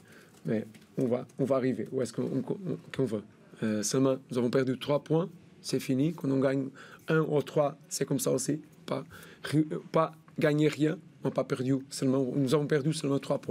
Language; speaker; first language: French; non-native, learner; Portuguese